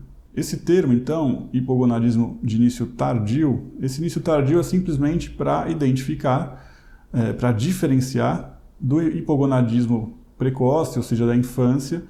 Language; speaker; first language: Portuguese; native; Portuguese